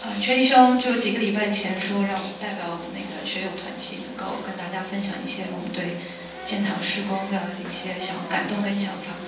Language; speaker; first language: Chinese; early bilingual, heritage; Chinese